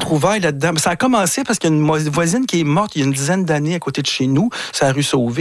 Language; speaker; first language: French; native; French